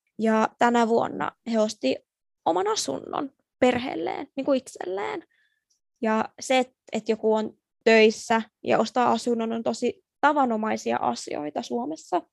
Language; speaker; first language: Finnish; early bilingual, other home language; Persian